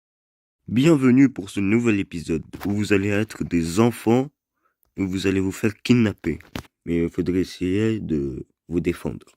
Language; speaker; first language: French; native; French